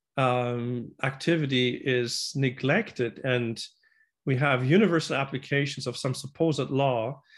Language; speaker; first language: English; non-native, fluent; German